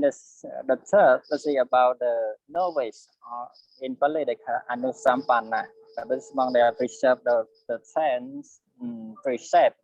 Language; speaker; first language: English; non-native, learner; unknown